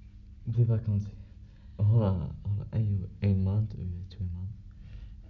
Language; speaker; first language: Dutch; non-native, learner; Arabic